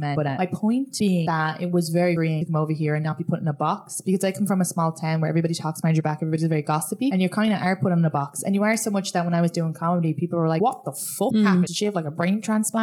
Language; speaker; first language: English; native; English